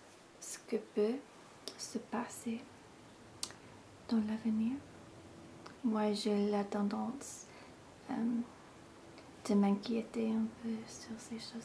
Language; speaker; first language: French; non-native, learner; English